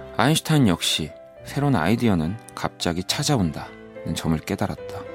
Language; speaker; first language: Korean; native; Korean